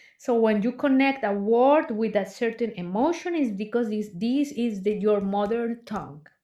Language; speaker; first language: English; non-native, fluent; Spanish